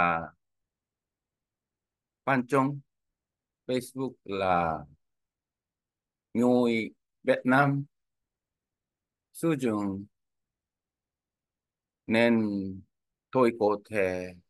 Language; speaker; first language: Vietnamese; non-native, learner; Korean